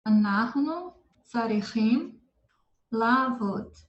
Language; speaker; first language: Hebrew; non-native, learner; Portuguese